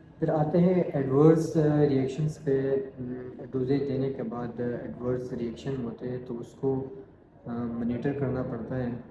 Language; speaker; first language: Urdu; non-native, local second language; Pashto